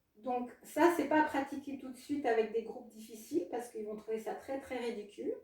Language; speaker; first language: French; non-native, fluent; Spanish